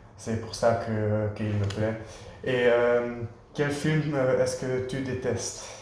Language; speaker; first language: French; non-native, learner; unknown